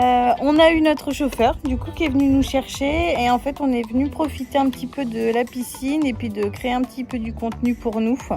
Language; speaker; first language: French; native; French